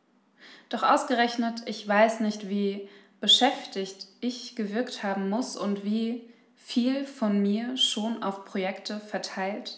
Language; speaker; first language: German; native; German